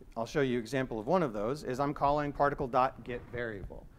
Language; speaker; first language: English; native; English